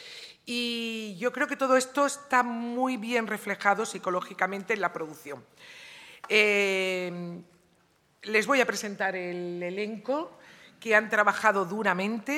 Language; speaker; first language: Spanish; native; Spanish